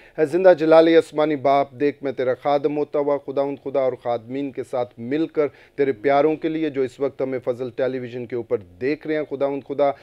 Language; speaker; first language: Urdu; non-native, local second language; Punjabi